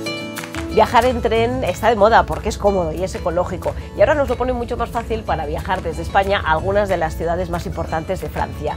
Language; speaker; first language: Spanish; native; Spanish